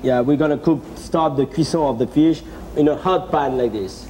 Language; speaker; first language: English; non-native, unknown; French